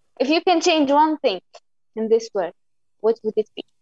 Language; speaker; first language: English; non-native, local second language; Arabic